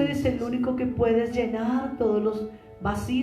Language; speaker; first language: Spanish; native; Spanish